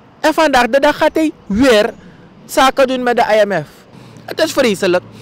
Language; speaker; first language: Dutch; native; Dutch